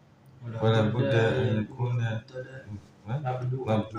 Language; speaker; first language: Arabic; non-native, learner; Indonesian